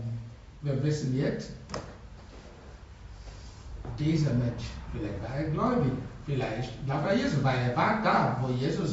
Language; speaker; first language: German; non-native, learner; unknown